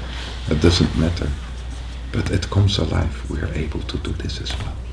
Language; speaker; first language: English; non-native, fluent; Dutch